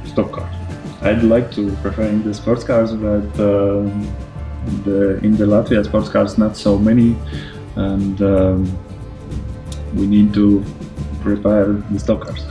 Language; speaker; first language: English; non-native, learner; Latvian